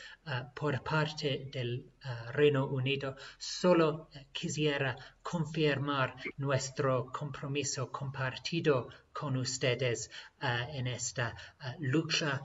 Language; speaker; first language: Spanish; non-native, fluent; English